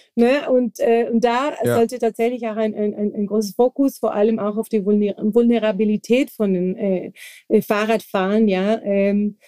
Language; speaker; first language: German; non-native, fluent; Spanish